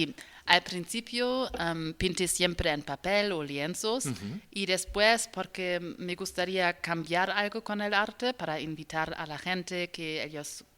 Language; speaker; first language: Spanish; non-native, learner; German